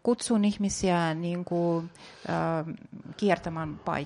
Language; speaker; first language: Finnish; non-native, fluent; Russian